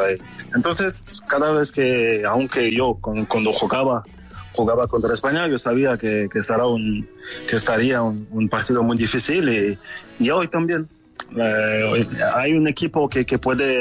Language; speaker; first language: Spanish; non-native, fluent; French